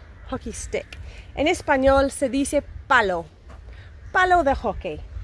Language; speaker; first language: Spanish; non-native, fluent; English